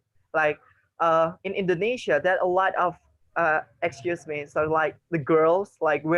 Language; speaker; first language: English; non-native, learner; Indonesian